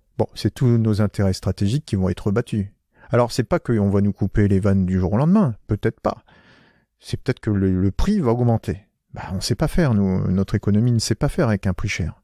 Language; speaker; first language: French; native; French